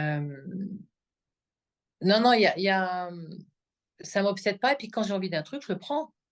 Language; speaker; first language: French; native; French